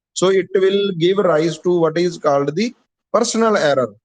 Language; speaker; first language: English; non-native, local second language; Punjabi